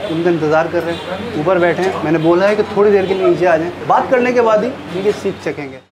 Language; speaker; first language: Hindi; native; Hindi